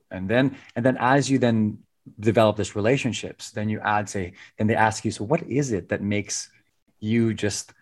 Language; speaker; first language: English; non-native, local second language; Filipino